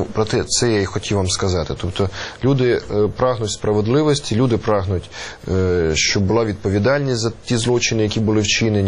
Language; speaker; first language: Ukrainian; native; Ukrainian